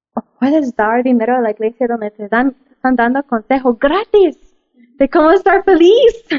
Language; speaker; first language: Spanish; non-native, fluent; English